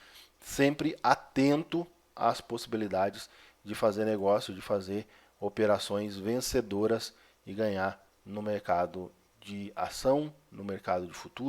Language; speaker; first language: Portuguese; native; Portuguese